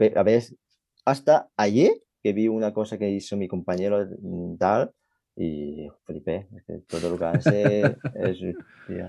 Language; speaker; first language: Spanish; non-native, fluent; Chinese